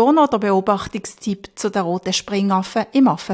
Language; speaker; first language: German; native; German